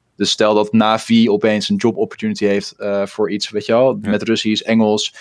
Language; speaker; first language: Dutch; early bilingual, other home language; Russian